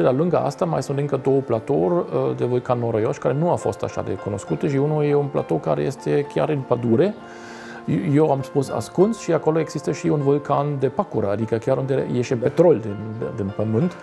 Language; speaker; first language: Romanian; non-native, fluent; German